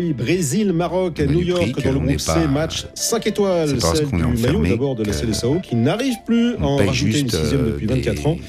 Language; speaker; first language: French; native; French